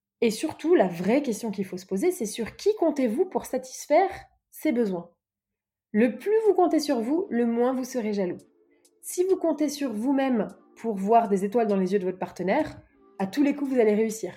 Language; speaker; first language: French; native; French